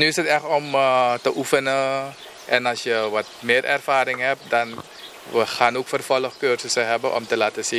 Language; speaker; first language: Dutch; non-native, local second language; Papiamento